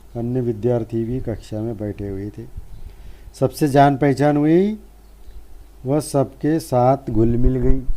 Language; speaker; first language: Hindi; non-native, local second language; Marathi